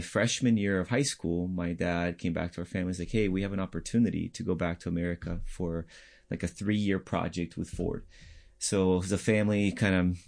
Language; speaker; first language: English; non-native, fluent; Portuguese